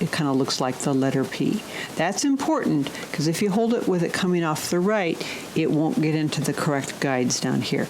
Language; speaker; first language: English; native; English